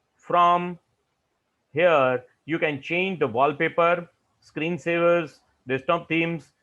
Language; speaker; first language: English; non-native, local second language; Gujarati